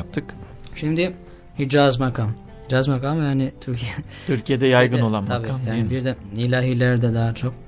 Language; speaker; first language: Turkish; non-native, learner; Albanian